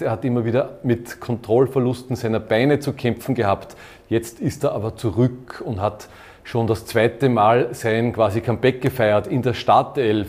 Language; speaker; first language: German; native; German